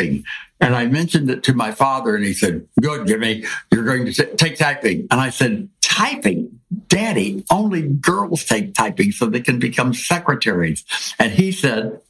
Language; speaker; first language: English; native; English